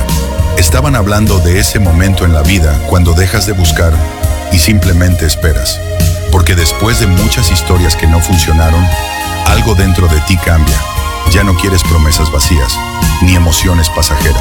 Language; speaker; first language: Spanish; native; Spanish